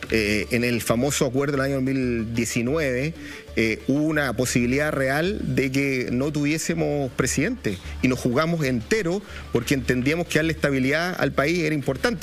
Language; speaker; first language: Spanish; native; Spanish